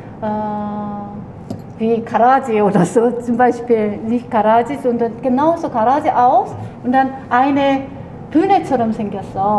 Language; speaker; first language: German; non-native, learner; Korean